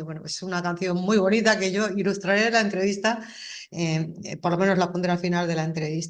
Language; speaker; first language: Spanish; native; Spanish